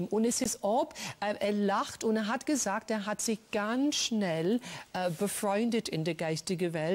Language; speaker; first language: German; non-native, fluent; English